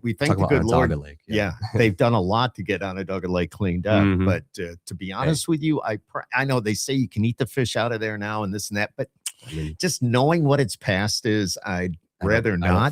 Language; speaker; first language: English; native; English